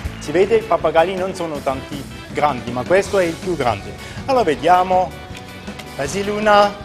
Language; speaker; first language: Italian; non-native, local second language; German